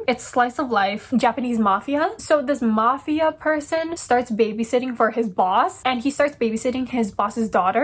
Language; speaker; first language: English; native; English